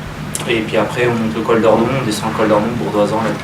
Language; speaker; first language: French; native; French